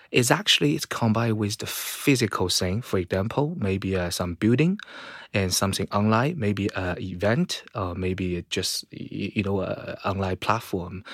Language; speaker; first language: English; non-native, fluent; Chinese